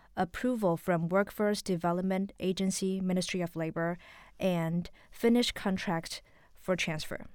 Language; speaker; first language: English; non-native, local second language; Filipino